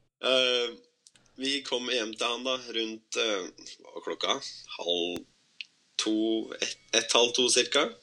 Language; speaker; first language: Norwegian; early bilingual, other home language; Spanish